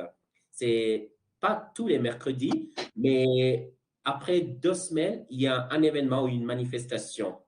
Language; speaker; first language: French; non-native, fluent; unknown